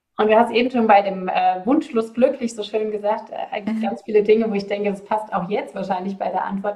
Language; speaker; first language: German; native; German